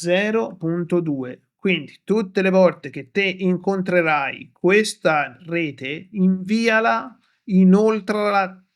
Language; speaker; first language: Italian; native; Italian